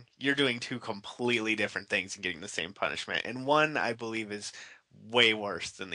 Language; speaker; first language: English; native; English